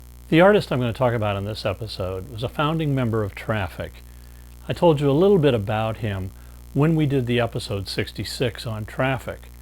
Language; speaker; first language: English; native; English